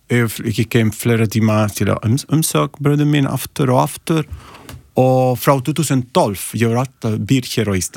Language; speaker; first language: Icelandic; non-native, learner; Italian